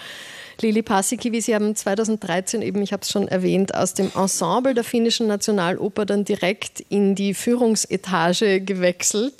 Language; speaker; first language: German; native; German